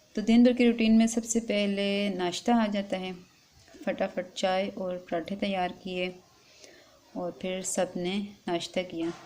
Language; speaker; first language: Urdu; non-native, local second language; Northern Hindko